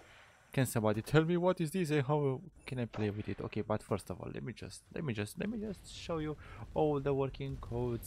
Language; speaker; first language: English; non-native, fluent; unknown